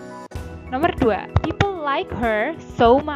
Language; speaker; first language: English; non-native, fluent; Indonesian